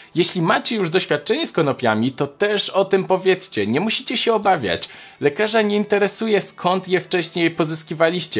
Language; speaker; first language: Polish; native; Polish